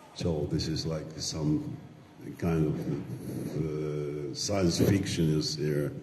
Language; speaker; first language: English; non-native, fluent; Ukrainian